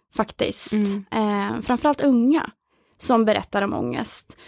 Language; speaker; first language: Swedish; non-native, fluent; Norwegian